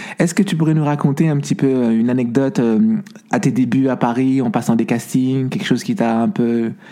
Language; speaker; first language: French; native; French